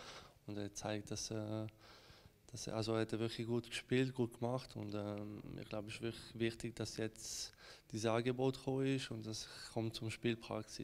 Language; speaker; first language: German; non-native, fluent; Italian